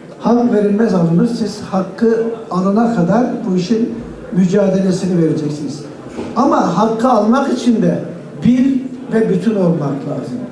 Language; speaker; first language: Turkish; native; Turkish